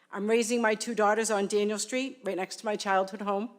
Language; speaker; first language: English; native; English